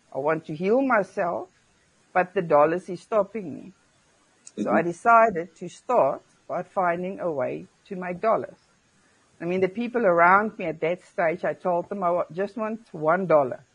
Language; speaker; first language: English; non-native, local second language; Afrikaans